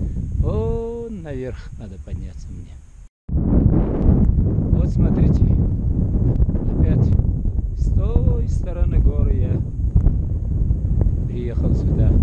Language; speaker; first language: Russian; non-native, local second language; Uzbek